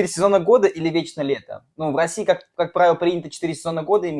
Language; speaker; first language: Russian; native; Russian